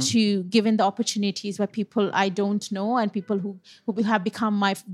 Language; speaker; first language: English; non-native, local second language; Punjabi